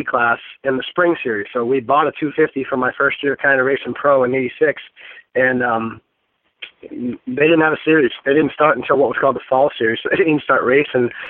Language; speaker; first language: English; native; English